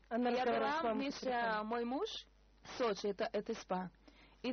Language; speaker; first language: Russian; non-native, learner; Portuguese